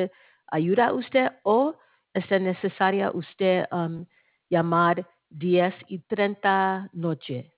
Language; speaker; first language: Spanish; non-native, learner; English